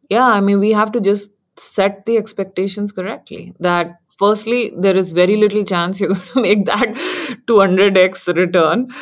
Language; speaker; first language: English; non-native, local second language; Hindi